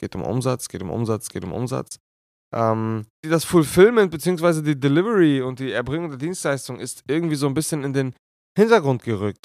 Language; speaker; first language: German; native; German